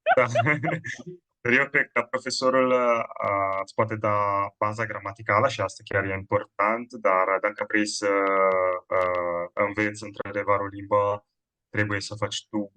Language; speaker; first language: Romanian; non-native, fluent; Italian